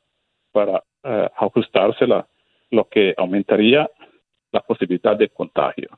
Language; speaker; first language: Spanish; non-native, fluent; Italian